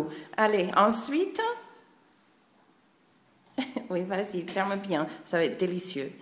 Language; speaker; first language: French; non-native, fluent; English